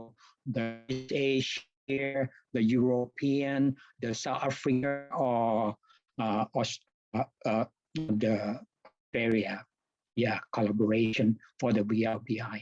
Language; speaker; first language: English; non-native, fluent; Thai